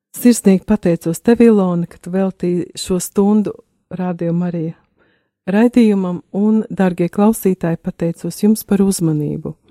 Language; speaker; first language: Latvian; native; Latvian